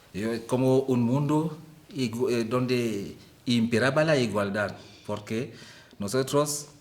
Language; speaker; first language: Spanish; non-native, fluent; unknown